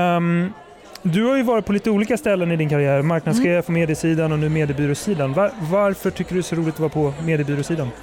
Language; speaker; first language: Swedish; native; Swedish